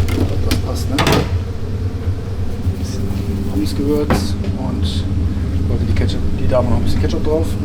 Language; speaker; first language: German; native; German